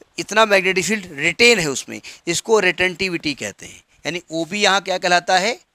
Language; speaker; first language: Hindi; native; Hindi